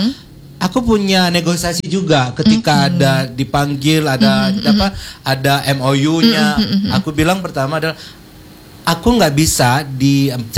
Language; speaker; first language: Indonesian; non-native, local second language; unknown